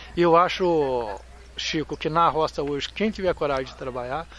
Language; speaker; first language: Portuguese; native; Portuguese